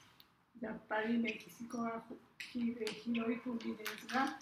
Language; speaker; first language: Japanese; non-native, learner; Spanish